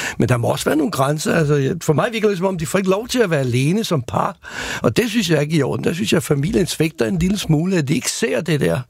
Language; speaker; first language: Danish; non-native, fluent; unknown